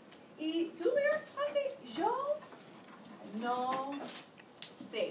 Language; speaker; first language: Spanish; non-native, learner; English